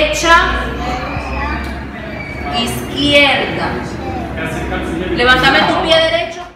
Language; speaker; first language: Spanish; native; Spanish